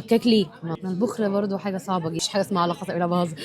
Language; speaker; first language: Arabic; native; Arabic